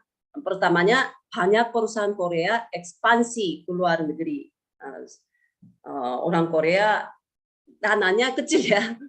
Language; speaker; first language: Indonesian; non-native, fluent; Korean